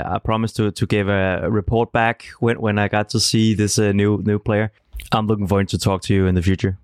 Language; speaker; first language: English; non-native, fluent; Danish